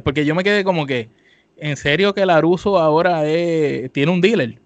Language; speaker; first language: Spanish; native; Spanish